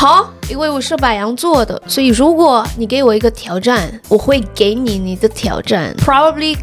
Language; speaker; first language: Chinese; non-native, fluent; Indonesian